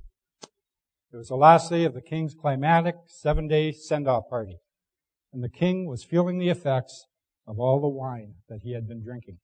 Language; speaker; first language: English; native; English